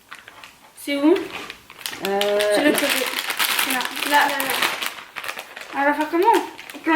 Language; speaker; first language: French; native; French